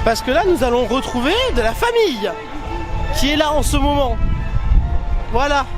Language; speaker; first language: French; native; French